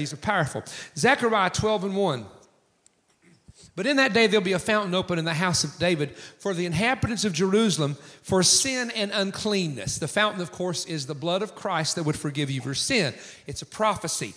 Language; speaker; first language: English; native; English